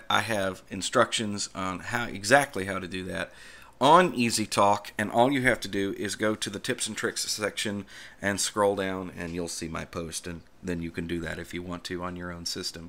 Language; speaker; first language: English; native; English